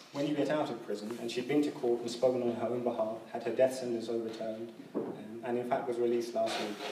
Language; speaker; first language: English; native; English